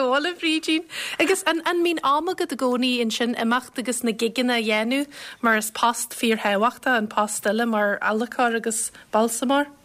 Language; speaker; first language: Irish; native; Irish